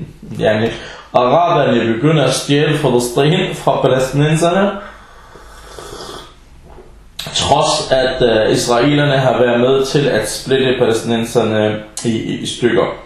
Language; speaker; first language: Danish; early bilingual, other home language; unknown